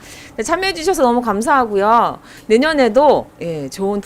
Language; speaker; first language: Korean; native; Korean